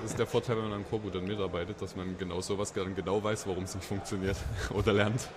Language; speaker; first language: German; native; German